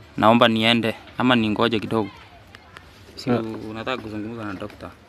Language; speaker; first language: Swahili; native; Swahili